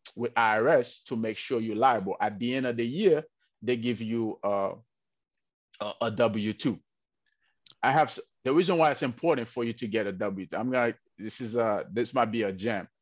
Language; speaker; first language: English; early bilingual, heritage; English